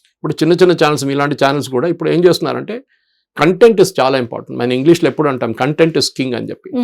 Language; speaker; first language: Telugu; non-native, local second language; Malayalam